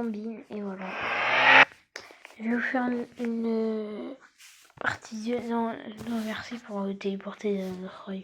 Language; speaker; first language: French; native; French